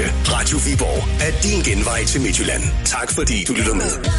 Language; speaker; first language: Danish; native; Danish